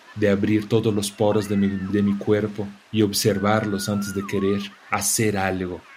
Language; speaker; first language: Spanish; non-native, fluent; Portuguese